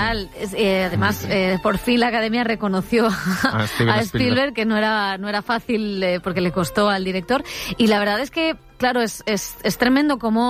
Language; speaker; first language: Spanish; native; Spanish